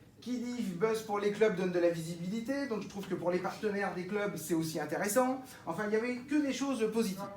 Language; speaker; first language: French; native; French